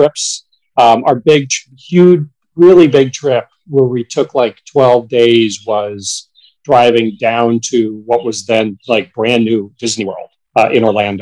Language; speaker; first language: English; native; English